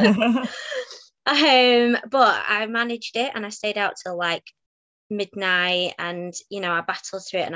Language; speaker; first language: English; native; English